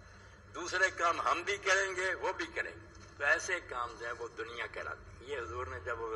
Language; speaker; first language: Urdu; non-native, local second language; Punjabi